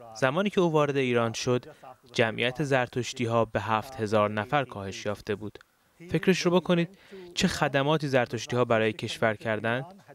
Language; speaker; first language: Persian; early bilingual, heritage; Arabic